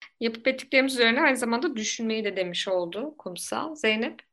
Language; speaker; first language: Turkish; native; Turkish